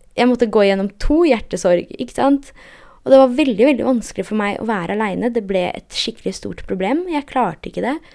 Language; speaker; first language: Norwegian; early bilingual, heritage; Polish